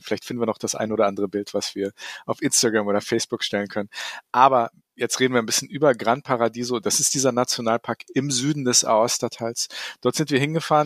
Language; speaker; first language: German; native; German